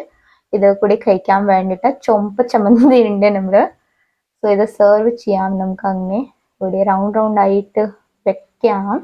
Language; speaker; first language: Malayalam; non-native, learner; Hindi